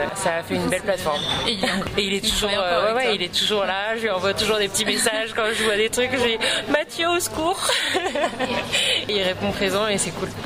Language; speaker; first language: French; native; French